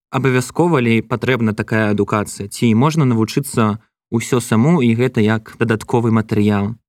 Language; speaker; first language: Belarusian; non-native, local second language; Russian